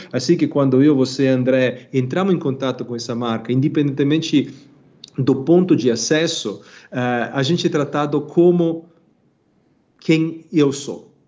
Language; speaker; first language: Portuguese; non-native, fluent; Italian